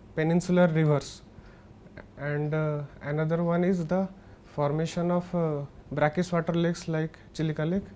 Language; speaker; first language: English; non-native, local second language; Odia